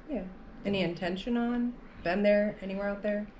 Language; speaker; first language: English; native; English